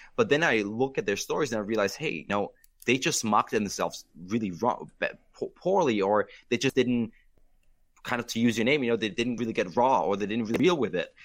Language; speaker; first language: English; non-native, fluent; German